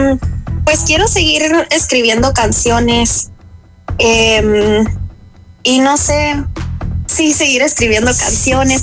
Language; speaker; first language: Spanish; early bilingual, other home language; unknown